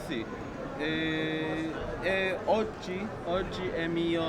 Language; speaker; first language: Italian; non-native, learner; Polish